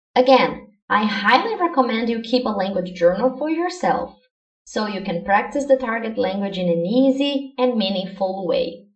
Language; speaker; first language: English; non-native, fluent; Portuguese